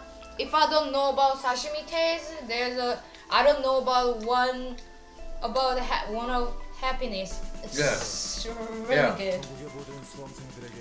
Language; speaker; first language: English; non-native, learner; Korean